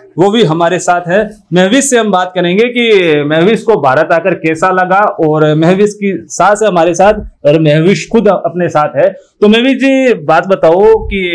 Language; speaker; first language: Hindi; native; Hindi